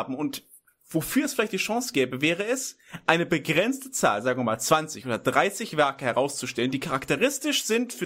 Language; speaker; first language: German; native; German